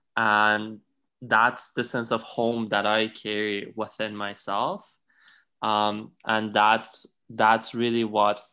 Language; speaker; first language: English; non-native, fluent; Persian